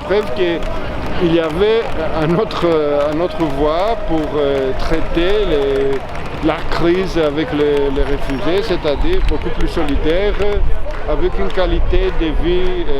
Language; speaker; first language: French; non-native, fluent; Greek